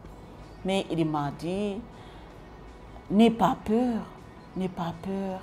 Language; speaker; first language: French; non-native, local second language; Kinyarwanda